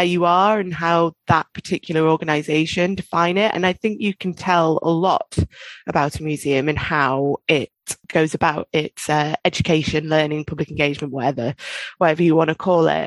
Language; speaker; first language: English; native; English